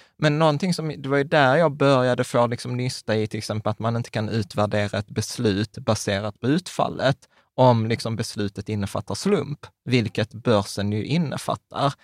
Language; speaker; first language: Swedish; early bilingual, other home language; Czech